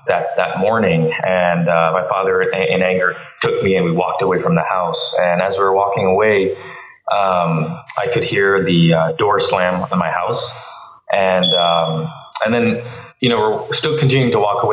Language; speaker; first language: English; early bilingual, other home language; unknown